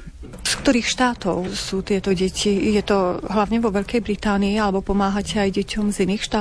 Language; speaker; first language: Slovak; native; Slovak